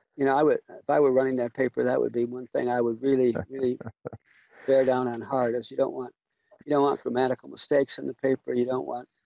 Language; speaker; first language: English; native; English